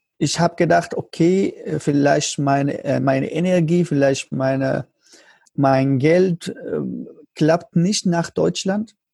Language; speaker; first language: German; non-native, learner; Arabic